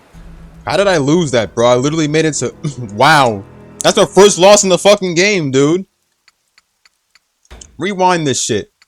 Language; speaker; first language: English; native; English